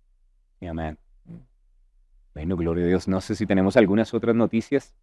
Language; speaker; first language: Spanish; native; Spanish